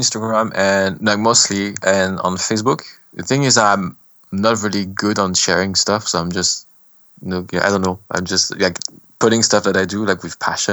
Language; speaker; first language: English; non-native, fluent; French